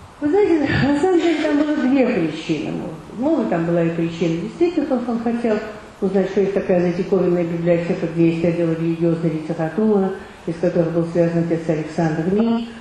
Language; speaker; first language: Russian; native; Russian